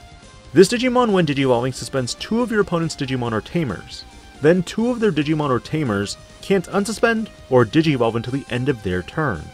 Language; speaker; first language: English; native; English